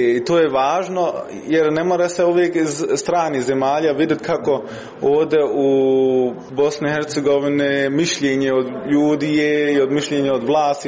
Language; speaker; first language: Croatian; early bilingual, heritage; Croatian